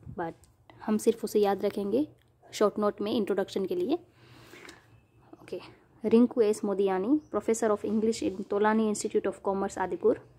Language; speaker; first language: Hindi; non-native, local second language; Gujarati